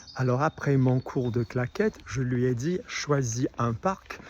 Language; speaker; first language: French; non-native, fluent; English